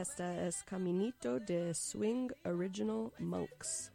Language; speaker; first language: Spanish; non-native, learner; English